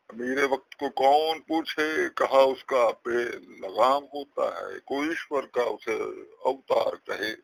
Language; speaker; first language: Urdu; non-native, local second language; Punjabi